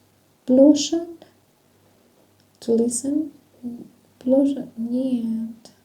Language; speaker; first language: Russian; non-native, learner; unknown